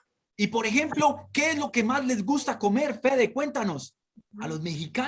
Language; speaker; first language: Spanish; native; Spanish